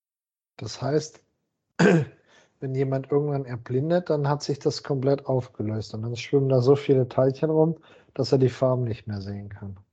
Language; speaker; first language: German; native; German